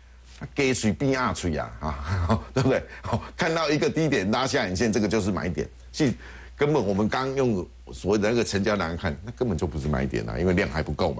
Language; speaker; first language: Chinese; native; Chinese